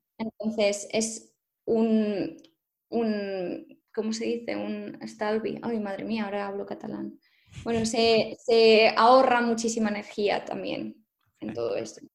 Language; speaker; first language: Spanish; native; Spanish